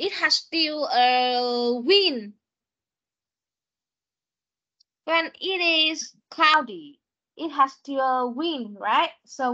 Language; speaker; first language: English; non-native, fluent; Vietnamese